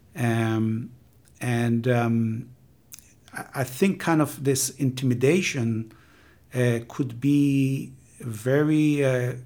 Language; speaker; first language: English; non-native, fluent; Hebrew